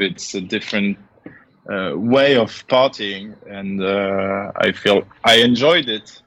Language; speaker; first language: English; non-native, fluent; French